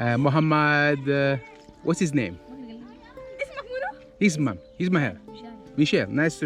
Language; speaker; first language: English; non-native, learner; Italian